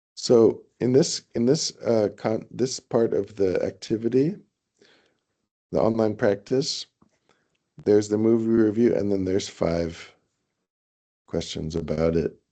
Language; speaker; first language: English; non-native, fluent; Thai